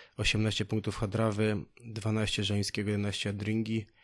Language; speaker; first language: Polish; native; Polish